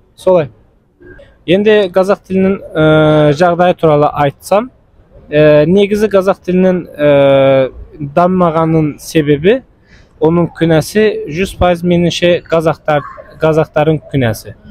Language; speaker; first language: Kazakh; early bilingual, heritage; Azerbaijani